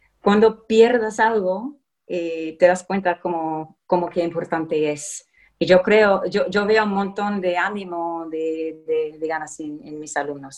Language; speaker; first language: Spanish; non-native, fluent; English